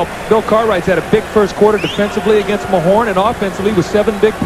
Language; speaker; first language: English; native; English